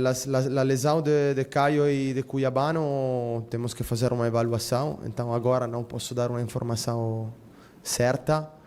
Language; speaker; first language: Portuguese; non-native, fluent; Spanish